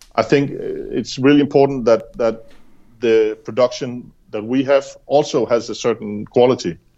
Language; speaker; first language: English; non-native, fluent; Danish